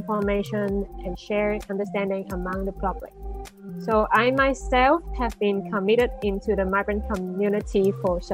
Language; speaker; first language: English; non-native, local second language; Cantonese